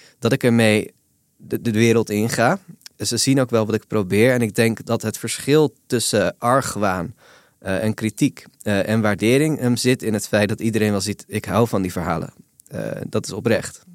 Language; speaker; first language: Dutch; native; Dutch